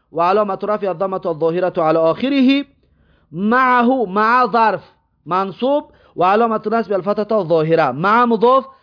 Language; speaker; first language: Persian; native; Persian